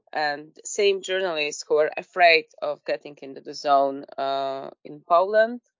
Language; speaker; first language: English; non-native, fluent; Polish